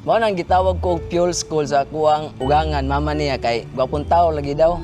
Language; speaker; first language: Cebuano; native; Cebuano